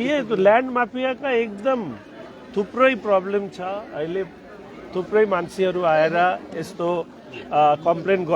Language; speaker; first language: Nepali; non-native, local second language; Bangla